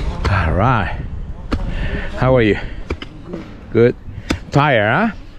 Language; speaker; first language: English; non-native, fluent; Spanish